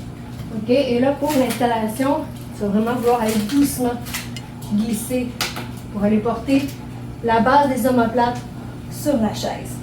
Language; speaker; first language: French; native; French